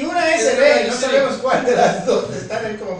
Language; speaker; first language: Spanish; native; Spanish